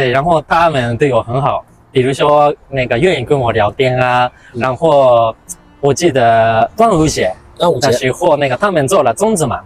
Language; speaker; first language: Chinese; non-native, fluent; Japanese